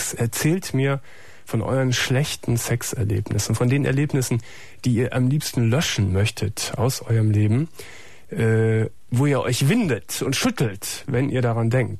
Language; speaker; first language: German; native; German